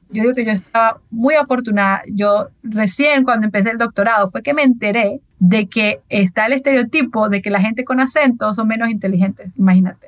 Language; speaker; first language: Spanish; native; Spanish